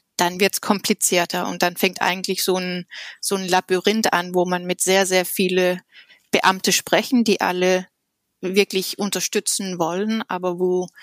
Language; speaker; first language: German; non-native, fluent; Danish